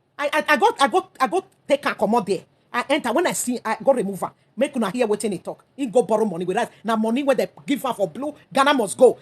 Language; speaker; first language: Nigerian Pidgin; native; Nigerian Pidgin